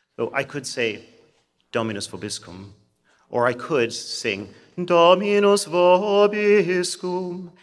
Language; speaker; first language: English; native; English